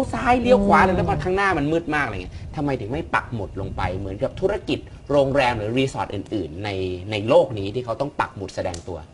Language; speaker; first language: Thai; native; Thai